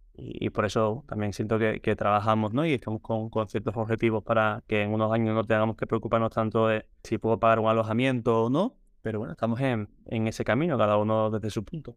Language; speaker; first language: Spanish; native; Spanish